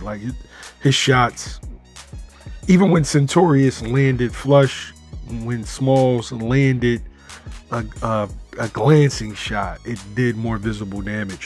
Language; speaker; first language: English; native; English